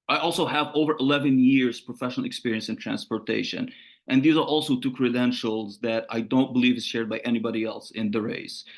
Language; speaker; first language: English; non-native, fluent; Arabic